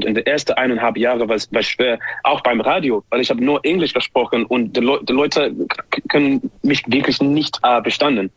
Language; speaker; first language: German; non-native, learner; English